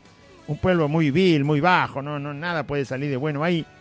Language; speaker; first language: Spanish; native; Spanish